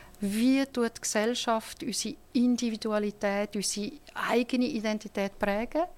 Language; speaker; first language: German; non-native, local second language; French